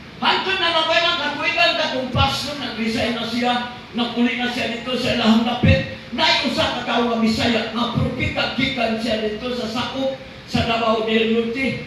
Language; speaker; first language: Cebuano; non-native, local second language; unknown